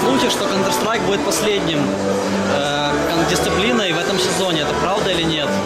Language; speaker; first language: Russian; native; Russian